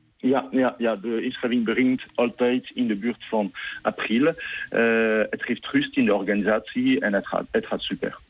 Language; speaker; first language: Dutch; non-native, fluent; French